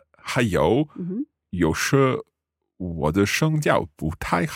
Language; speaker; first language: Chinese; non-native, learner; English